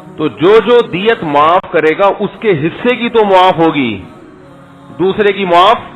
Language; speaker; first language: Urdu; non-native, local second language; Pashto